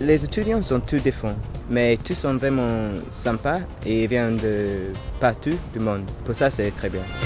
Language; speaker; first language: French; non-native, fluent; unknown